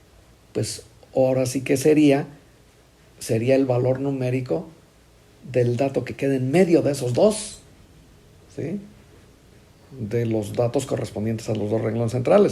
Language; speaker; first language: Spanish; native; Spanish